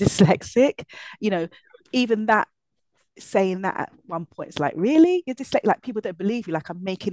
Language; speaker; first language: English; native; English